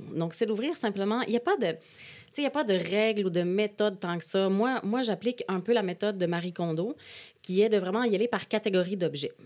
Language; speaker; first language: French; native; French